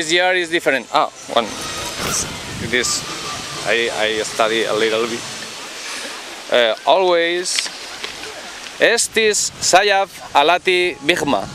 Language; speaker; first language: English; non-native, learner; Spanish